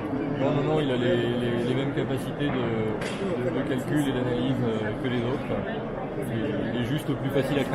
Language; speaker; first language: French; native; French